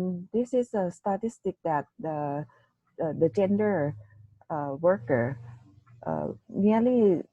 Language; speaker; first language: English; non-native, learner; Thai